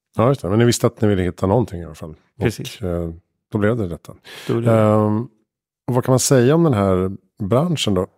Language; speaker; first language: Swedish; native; Swedish